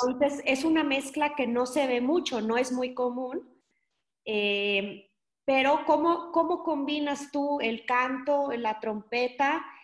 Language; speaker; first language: Spanish; native; Spanish